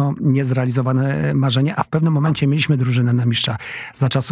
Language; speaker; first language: Polish; native; Polish